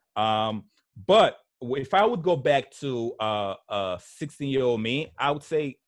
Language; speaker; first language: English; early bilingual, other home language; Haitian Creole